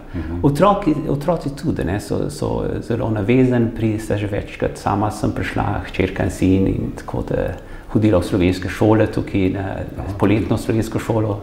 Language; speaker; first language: Slovenian; early bilingual, heritage; Slovenian